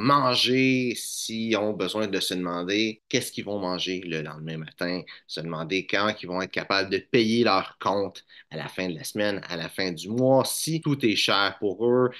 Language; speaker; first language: French; native; French